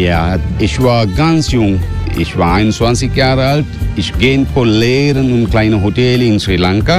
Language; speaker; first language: German; non-native, learner; Sinhala